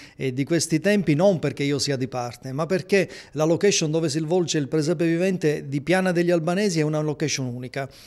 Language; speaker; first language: Italian; native; Italian